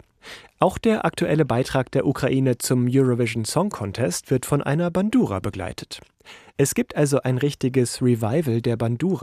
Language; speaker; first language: German; native; German